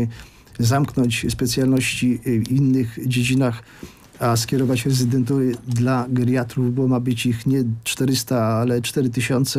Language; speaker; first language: Polish; native; Polish